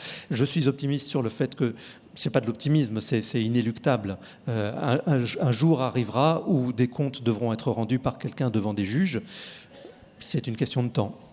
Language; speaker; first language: French; native; French